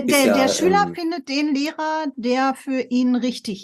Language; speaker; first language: German; native; German